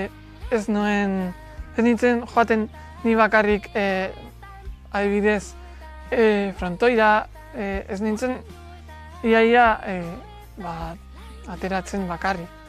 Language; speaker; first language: Basque; non-native, learner; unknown